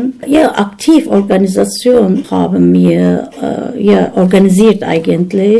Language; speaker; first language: German; non-native, learner; Turkish